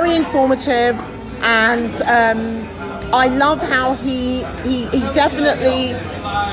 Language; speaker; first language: English; native; English